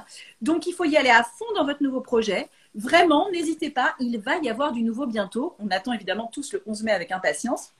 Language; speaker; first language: French; native; French